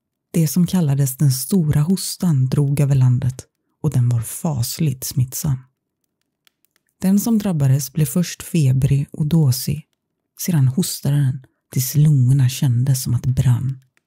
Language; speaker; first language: Swedish; native; Swedish